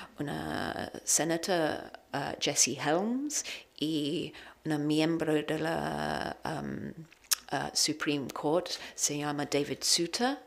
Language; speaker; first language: Spanish; non-native, learner; English